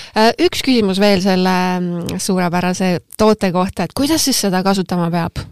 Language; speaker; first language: Estonian; native; Estonian